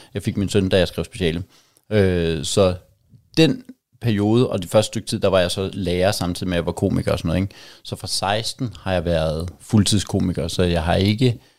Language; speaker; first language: Danish; native; Danish